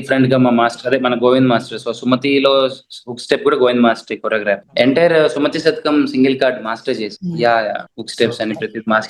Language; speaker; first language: Telugu; native; Telugu